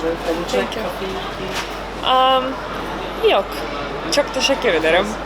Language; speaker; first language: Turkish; non-native, learner; Russian